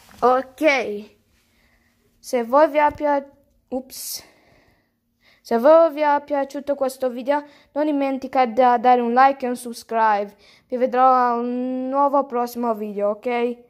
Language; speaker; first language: Italian; early bilingual, other home language; Romanian